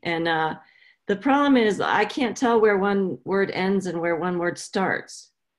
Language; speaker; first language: English; native; English